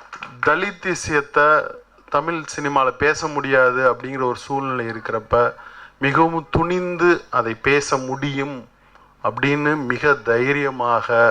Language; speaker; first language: Tamil; native; Tamil